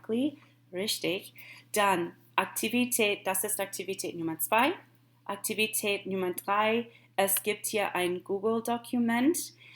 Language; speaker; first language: German; non-native, fluent; English